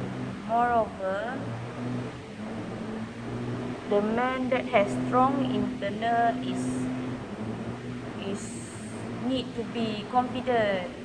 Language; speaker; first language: English; non-native, learner; Malay